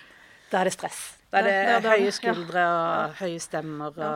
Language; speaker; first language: Norwegian; native; Norwegian